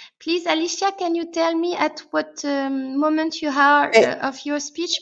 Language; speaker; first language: English; non-native, fluent; French